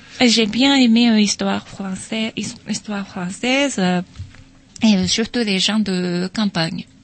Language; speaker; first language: French; non-native, learner; Japanese